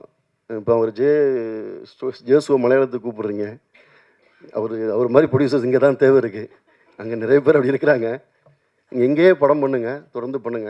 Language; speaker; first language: Tamil; native; Tamil